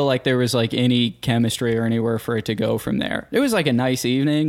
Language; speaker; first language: English; native; English